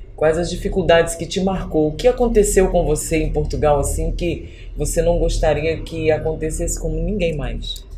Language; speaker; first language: Portuguese; native; Portuguese